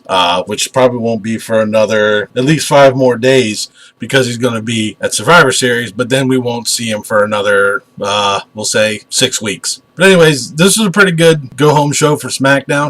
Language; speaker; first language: English; native; English